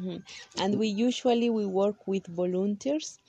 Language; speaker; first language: English; non-native, learner; Kaqchikel